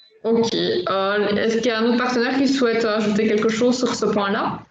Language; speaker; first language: French; native; French